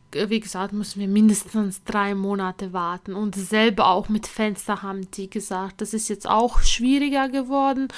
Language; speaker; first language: German; non-native, fluent; Latvian